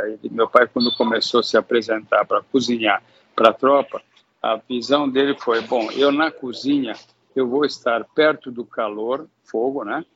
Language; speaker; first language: Portuguese; early bilingual, other home language; Hungarian